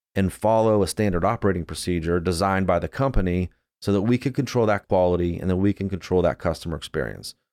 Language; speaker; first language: English; native; English